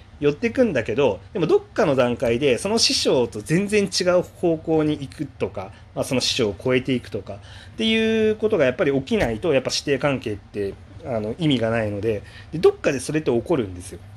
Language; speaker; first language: Japanese; native; Japanese